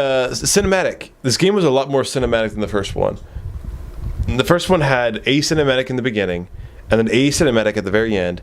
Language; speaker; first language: English; native; English